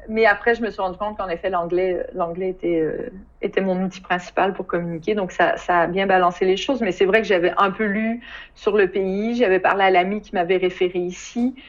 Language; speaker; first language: French; native; French